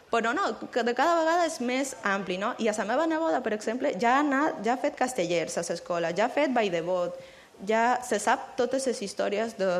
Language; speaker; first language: Catalan; early bilingual, other home language; Spanish